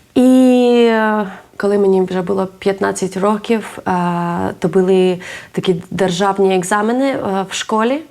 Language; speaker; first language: Ukrainian; native; Ukrainian